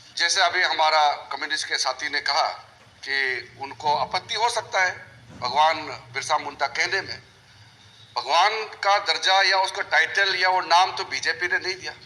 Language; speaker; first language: Hindi; non-native, local second language; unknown